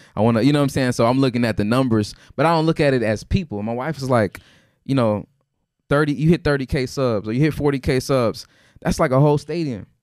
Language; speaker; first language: English; native; English